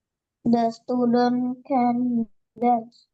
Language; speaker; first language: English; non-native, learner; Indonesian